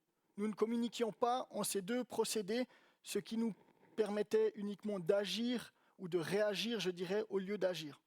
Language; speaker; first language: French; native; French